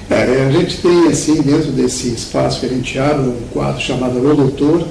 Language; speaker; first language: Portuguese; native; Portuguese